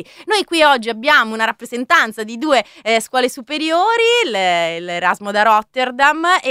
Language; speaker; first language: Italian; native; Italian